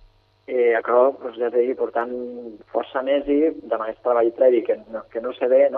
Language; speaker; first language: Catalan; native; Catalan